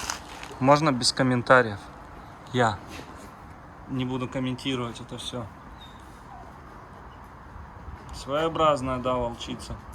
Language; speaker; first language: Russian; native; Russian